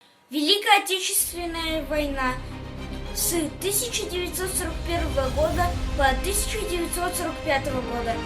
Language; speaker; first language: Russian; native; Russian